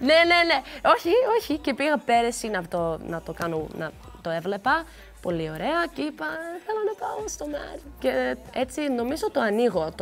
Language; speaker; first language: Greek; early bilingual, heritage; Greek